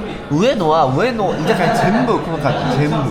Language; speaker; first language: Japanese; non-native, learner; Korean